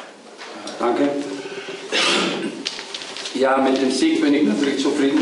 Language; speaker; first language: German; non-native, fluent; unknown